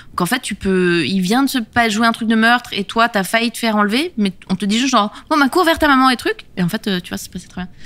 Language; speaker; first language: French; native; French